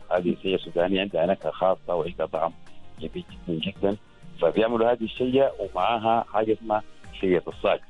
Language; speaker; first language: Arabic; native; Arabic